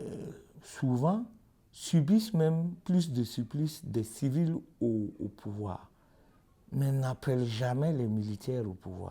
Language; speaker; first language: French; native; French